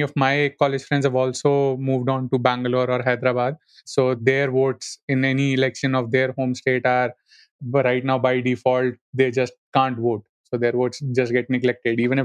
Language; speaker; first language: English; non-native, local second language; Hindi